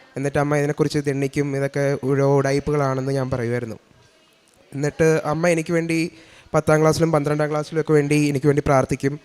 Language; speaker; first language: Malayalam; early bilingual, heritage; Malayalam